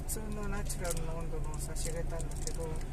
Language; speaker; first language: Japanese; native; Japanese